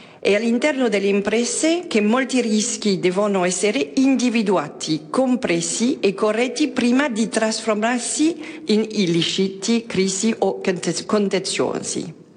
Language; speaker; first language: Italian; non-native, fluent; French